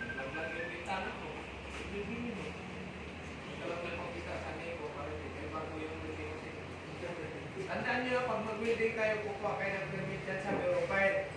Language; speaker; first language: Filipino; non-native, local second language; Cebuano